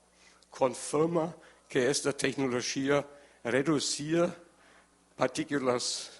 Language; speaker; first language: Portuguese; non-native, learner; German